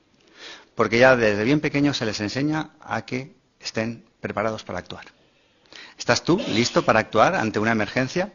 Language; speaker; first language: Spanish; native; Spanish